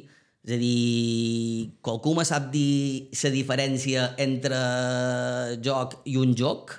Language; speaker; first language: Catalan; native; Catalan